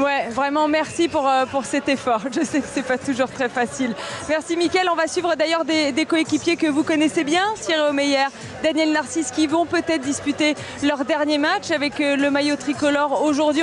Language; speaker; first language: French; native; French